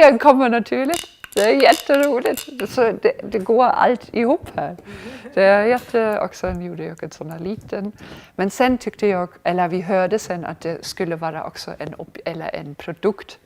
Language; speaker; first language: Swedish; non-native, fluent; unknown